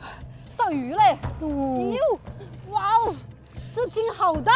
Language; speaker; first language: Chinese; native; Chinese